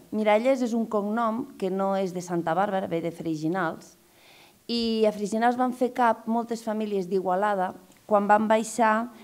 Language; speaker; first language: Catalan; native; Catalan